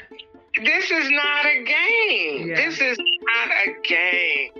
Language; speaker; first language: English; native; English